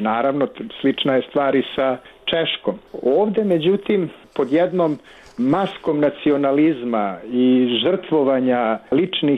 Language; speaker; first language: Serbian; native; Serbian